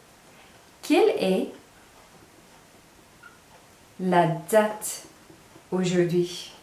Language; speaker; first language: French; non-native, fluent; English